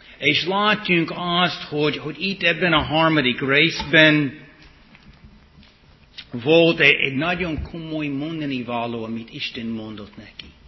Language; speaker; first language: Hungarian; non-native, fluent; English